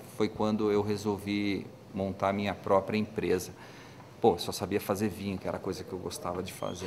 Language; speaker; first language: Portuguese; native; Portuguese